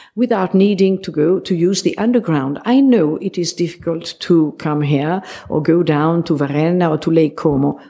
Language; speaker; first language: English; non-native, fluent; French